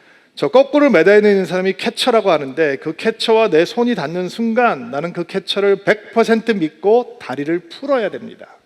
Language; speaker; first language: Korean; native; Korean